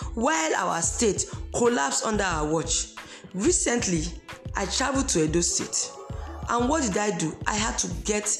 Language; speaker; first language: English; non-native, local second language; Esan